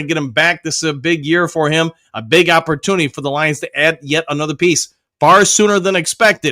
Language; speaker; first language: English; native; English